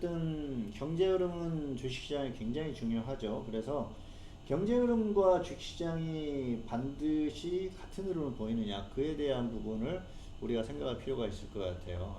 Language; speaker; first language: Korean; native; Korean